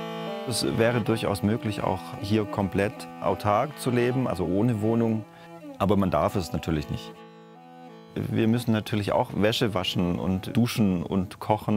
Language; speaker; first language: German; native; German